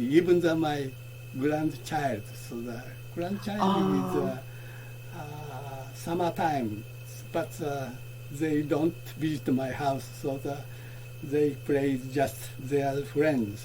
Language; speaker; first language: English; non-native, learner; Japanese